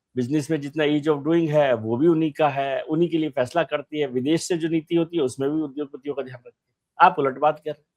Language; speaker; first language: Hindi; native; Hindi